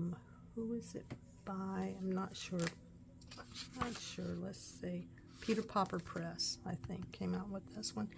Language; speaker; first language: English; native; English